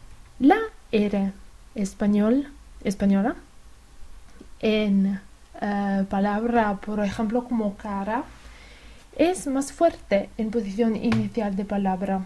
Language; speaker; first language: Spanish; non-native, fluent; Italian